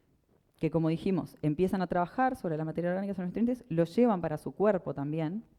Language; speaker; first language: Spanish; native; Spanish